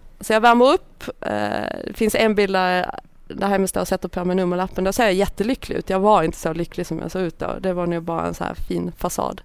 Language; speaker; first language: Swedish; native; Swedish